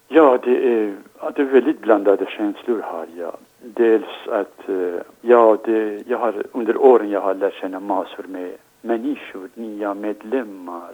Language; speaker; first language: Swedish; non-native, fluent; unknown